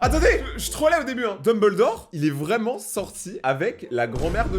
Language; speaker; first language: French; native; French